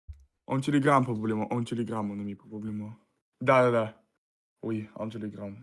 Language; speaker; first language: French; non-native, learner; Russian